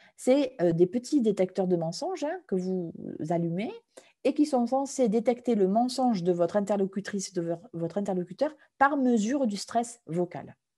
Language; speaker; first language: French; native; French